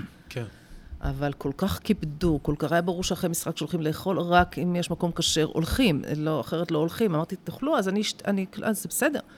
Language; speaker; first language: Hebrew; native; Hebrew